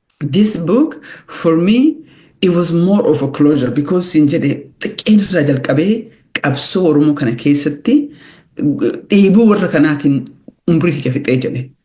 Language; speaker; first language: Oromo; early bilingual, heritage; Oromo